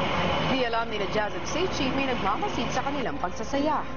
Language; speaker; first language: Filipino; native; Filipino